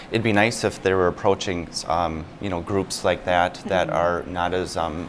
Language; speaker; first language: English; native; English